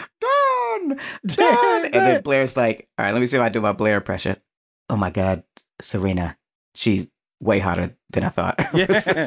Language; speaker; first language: English; native; English